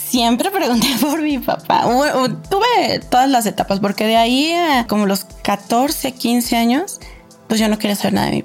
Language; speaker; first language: Spanish; native; Spanish